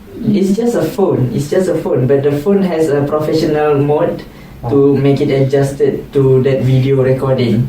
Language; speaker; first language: English; non-native, local second language; Malay